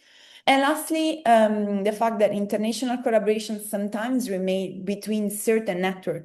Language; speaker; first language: English; non-native, fluent; Italian